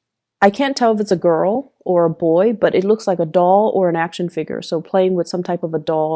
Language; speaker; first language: English; native; English